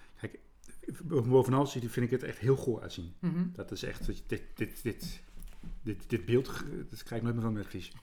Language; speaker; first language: Dutch; native; Dutch